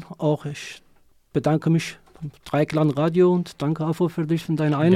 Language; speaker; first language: German; non-native, learner; Kurdish